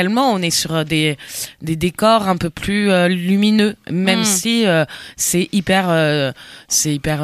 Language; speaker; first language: French; native; French